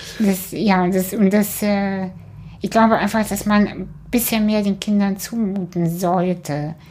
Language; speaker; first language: German; early bilingual, other home language; Russian